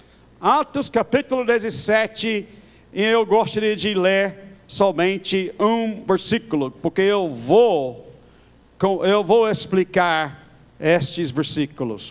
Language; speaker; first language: Portuguese; non-native, fluent; English